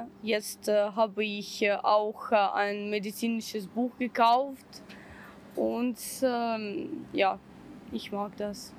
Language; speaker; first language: German; non-native, learner; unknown